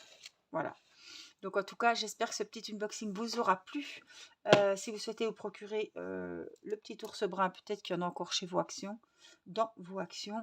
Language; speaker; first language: French; native; French